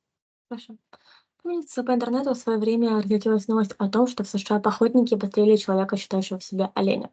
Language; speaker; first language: Russian; native; Russian